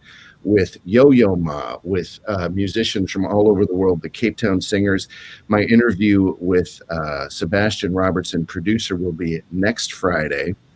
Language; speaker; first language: English; native; English